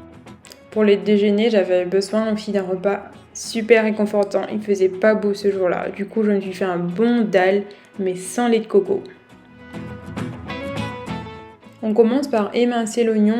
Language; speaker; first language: French; native; French